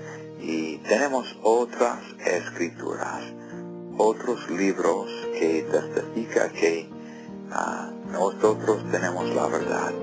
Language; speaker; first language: Spanish; non-native, fluent; English